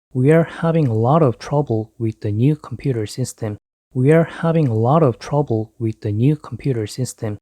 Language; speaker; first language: English; non-native, fluent; Korean